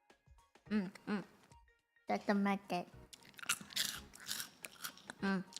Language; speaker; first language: Japanese; non-native, learner; Cantonese